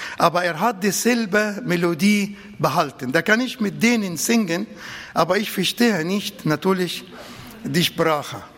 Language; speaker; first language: German; non-native, fluent; Arabic